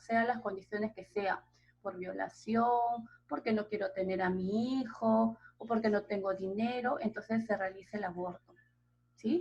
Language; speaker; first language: Spanish; native; Spanish